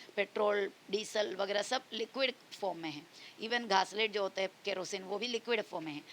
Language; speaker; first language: Hindi; non-native, local second language; Marathi